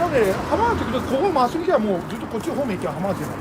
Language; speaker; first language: Japanese; native; Japanese